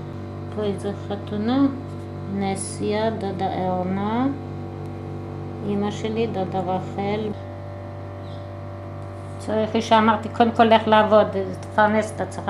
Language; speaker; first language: Hebrew; early bilingual, other home language; German